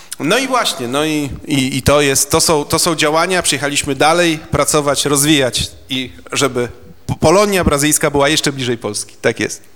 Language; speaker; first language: Polish; native; Polish